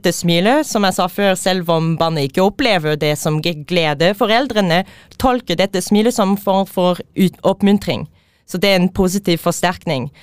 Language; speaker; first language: Norwegian; non-native, fluent; English